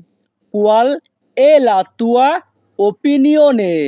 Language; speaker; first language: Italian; non-native, fluent; Bangla